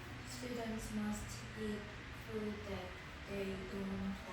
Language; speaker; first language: English; non-native, learner; Korean